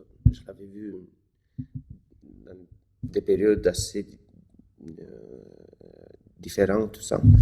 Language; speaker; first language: French; non-native, fluent; Romanian